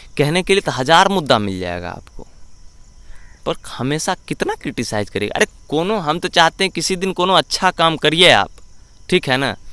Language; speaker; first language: Hindi; native; Hindi